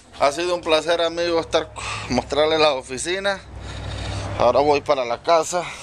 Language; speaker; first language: Spanish; native; Spanish